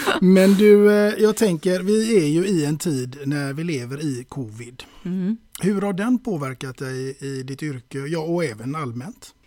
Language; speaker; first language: Swedish; native; Swedish